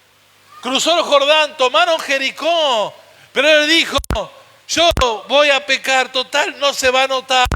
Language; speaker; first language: Spanish; native; Spanish